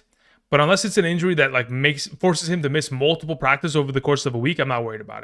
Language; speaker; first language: English; native; English